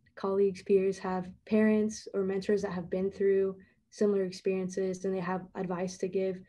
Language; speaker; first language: English; native; English